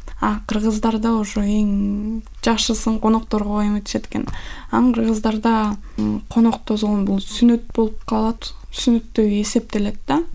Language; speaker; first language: Kyrgyz; non-native, local second language; Russian